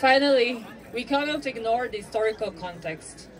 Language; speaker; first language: English; non-native, fluent; Hebrew